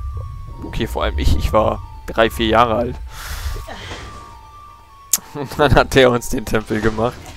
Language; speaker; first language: German; native; German